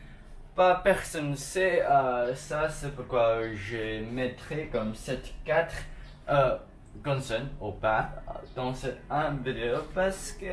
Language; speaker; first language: French; non-native, learner; Chinese